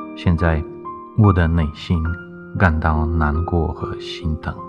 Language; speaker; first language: Chinese; non-native, fluent; Ukrainian